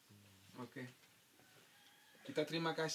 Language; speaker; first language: Indonesian; non-native, fluent; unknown